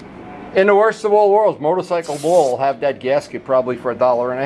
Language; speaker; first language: English; native; English